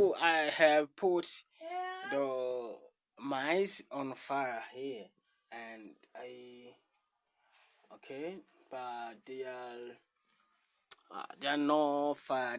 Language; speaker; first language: English; non-native, learner; Rundi